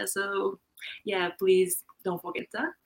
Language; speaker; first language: English; non-native, fluent; Japanese